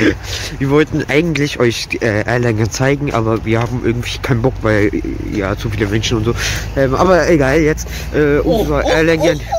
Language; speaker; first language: German; early bilingual, other home language; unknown